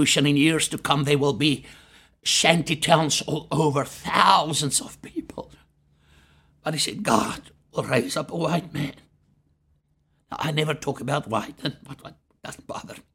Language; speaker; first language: English; non-native, local second language; Afrikaans